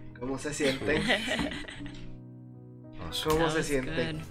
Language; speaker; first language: Spanish; native; Spanish